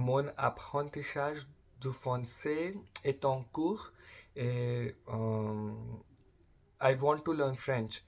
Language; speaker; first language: French; non-native, learner; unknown